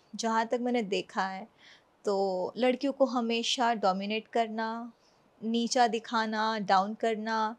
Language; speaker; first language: Hindi; non-native, local second language; Gujarati